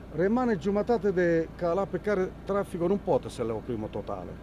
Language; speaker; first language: Romanian; non-native, learner; Italian